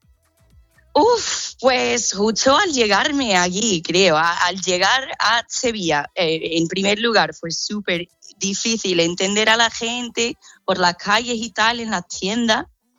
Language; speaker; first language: Spanish; non-native, fluent; English